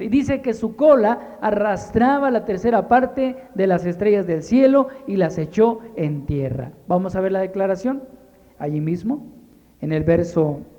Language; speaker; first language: Spanish; native; Spanish